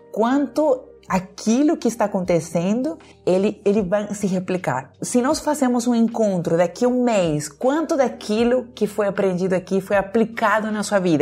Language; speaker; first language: Portuguese; non-native, fluent; Spanish